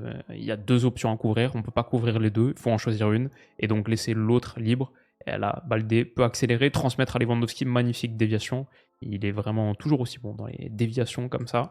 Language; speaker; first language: French; native; French